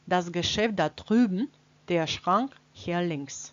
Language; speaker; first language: German; non-native, fluent; Russian